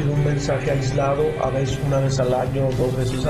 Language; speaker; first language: Spanish; native; Spanish